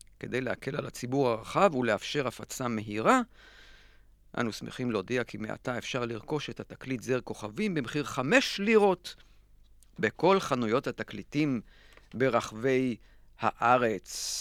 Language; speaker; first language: Hebrew; native; Hebrew